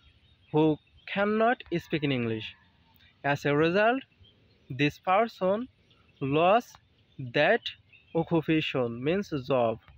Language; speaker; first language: English; non-native, learner; Bangla